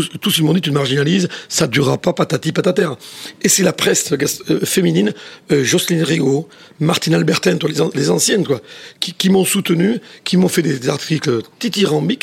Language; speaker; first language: French; native; French